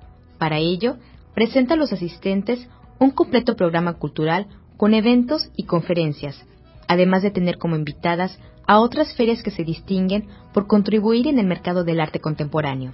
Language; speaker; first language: Spanish; native; Spanish